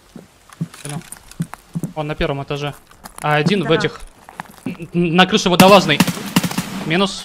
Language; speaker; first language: Russian; native; Russian